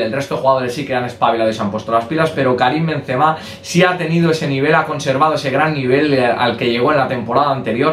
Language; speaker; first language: Spanish; native; Spanish